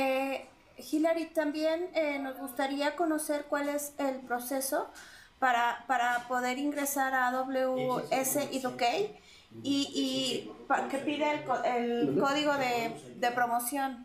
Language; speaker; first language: Spanish; native; Spanish